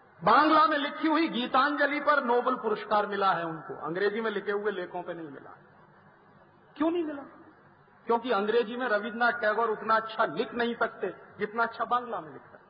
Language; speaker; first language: Hindi; native; Hindi